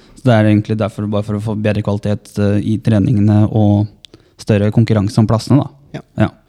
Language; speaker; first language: Norwegian; native; Norwegian